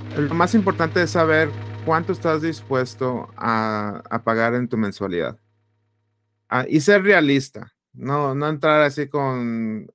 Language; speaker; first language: Spanish; native; Spanish